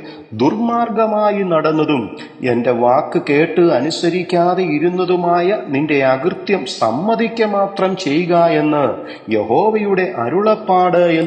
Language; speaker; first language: Malayalam; native; Malayalam